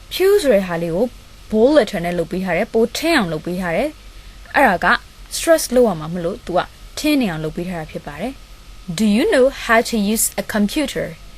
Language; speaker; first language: Burmese; native; Burmese